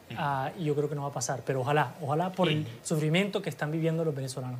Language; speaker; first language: Spanish; early bilingual, heritage; Spanish